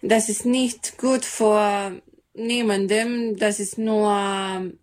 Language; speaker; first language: German; non-native, learner; Serbian